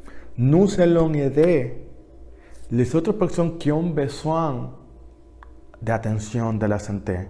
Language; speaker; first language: French; non-native, learner; Spanish